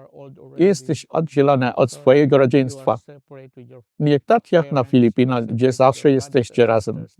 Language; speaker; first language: Polish; non-native, fluent; Filipino